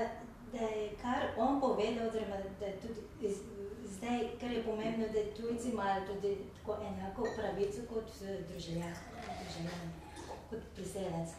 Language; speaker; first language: Slovenian; non-native, learner; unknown